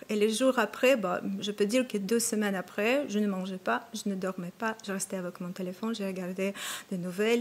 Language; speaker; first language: French; non-native, fluent; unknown